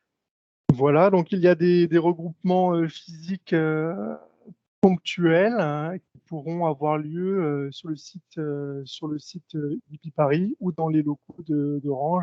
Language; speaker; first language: French; native; French